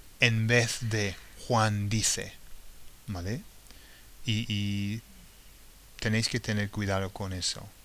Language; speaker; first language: Spanish; non-native, fluent; English